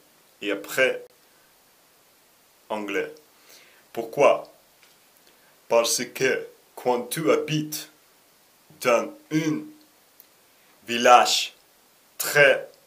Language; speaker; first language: French; non-native, learner; Russian